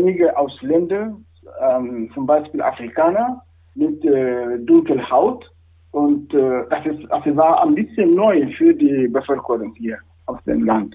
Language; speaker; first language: German; non-native, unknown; Wolof